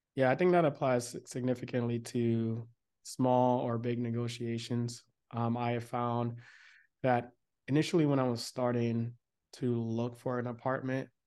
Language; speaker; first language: English; early bilingual, other home language; Yoruba